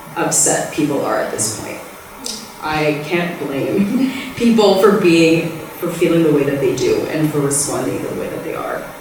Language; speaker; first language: English; early bilingual, other home language; Spanish